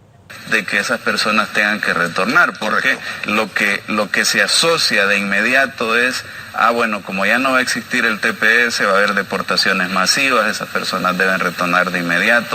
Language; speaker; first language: Spanish; native; Spanish